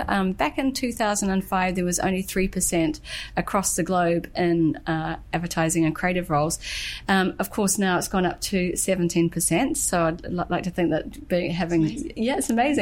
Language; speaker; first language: English; native; English